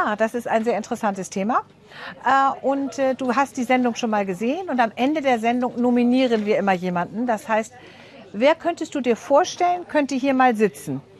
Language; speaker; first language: German; native; German